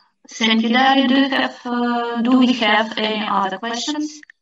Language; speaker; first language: English; non-native, learner; Ukrainian